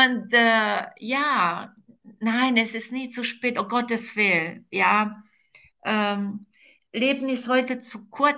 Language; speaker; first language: German; non-native, fluent; Croatian